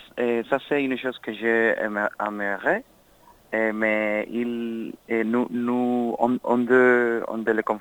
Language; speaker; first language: French; non-native, learner; Spanish